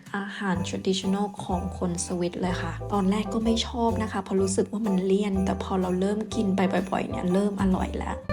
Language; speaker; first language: Thai; early bilingual, other home language; English